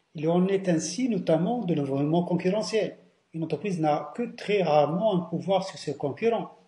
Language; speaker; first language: French; non-native, local second language; Arabic